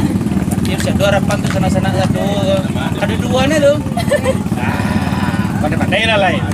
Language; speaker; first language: Indonesian; non-native, local second language; Minangkabau